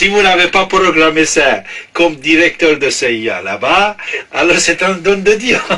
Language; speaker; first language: French; non-native, fluent; Persian